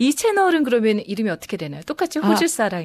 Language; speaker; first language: Korean; native; Korean